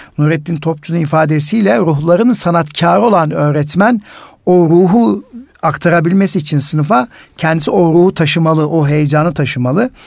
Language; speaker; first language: Turkish; native; Turkish